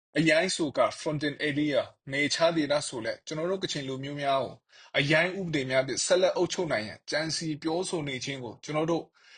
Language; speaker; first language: Burmese; non-native, local second language; Kachin